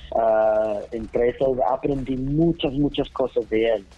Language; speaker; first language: Spanish; non-native, learner; English